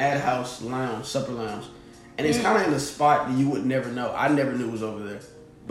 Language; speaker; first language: English; native; English